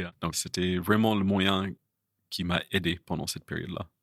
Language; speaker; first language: French; non-native, fluent; English